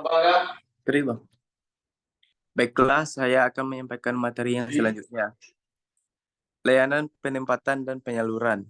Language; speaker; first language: Indonesian; native; Indonesian